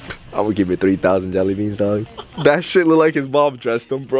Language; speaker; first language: English; early bilingual, other home language; Spanish